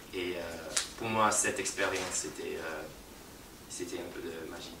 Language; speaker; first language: French; non-native, fluent; English